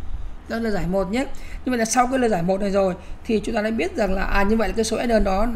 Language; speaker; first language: Vietnamese; native; Vietnamese